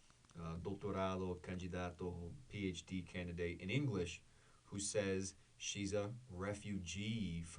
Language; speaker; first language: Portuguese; non-native, learner; English